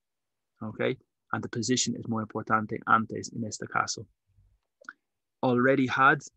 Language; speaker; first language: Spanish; non-native, learner; English